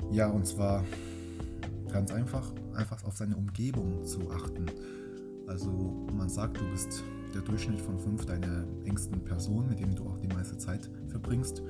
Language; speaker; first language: German; native; German